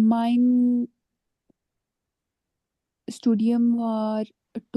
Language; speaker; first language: German; non-native, learner; Urdu